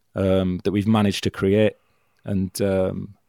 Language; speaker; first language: English; native; English